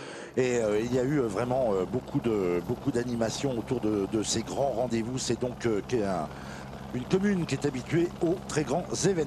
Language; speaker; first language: French; native; French